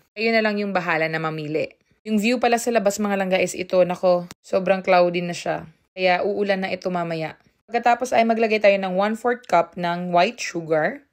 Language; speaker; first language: Filipino; non-native, local second language; Cebuano